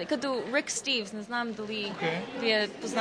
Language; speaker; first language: Bulgarian; early bilingual, heritage; Bulgarian